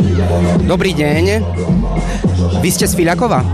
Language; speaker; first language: Slovak; native; Slovak